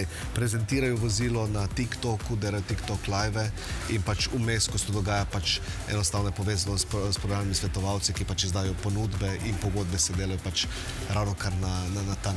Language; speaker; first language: Slovenian; native; Slovenian